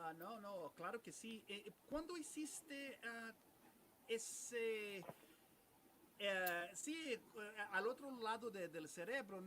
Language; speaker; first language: Spanish; non-native, fluent; Portuguese